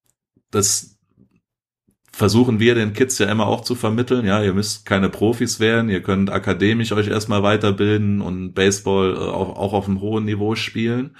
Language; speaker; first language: German; native; German